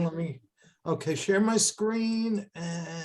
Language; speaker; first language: English; native; English